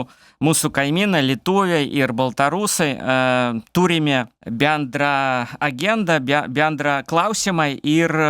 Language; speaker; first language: Lithuanian; non-native, learner; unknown